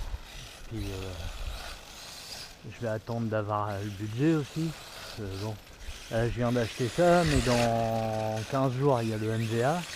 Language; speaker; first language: French; native; French